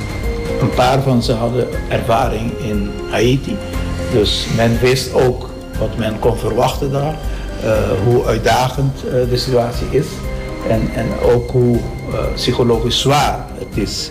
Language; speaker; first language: Dutch; non-native, local second language; Papiamento